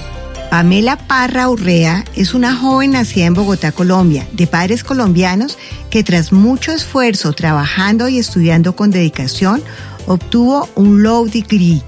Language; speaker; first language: Spanish; native; Spanish